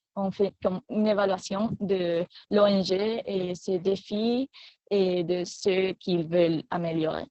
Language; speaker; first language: French; non-native, fluent; Spanish